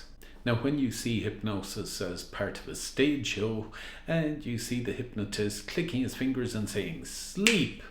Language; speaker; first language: English; native; English